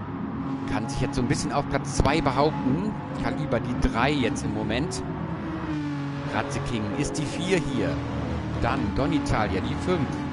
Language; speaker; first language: German; native; German